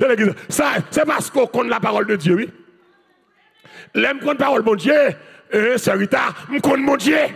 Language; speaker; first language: French; non-native, learner; Haitian Creole